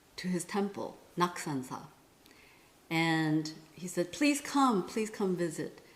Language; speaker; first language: English; non-native, fluent; Korean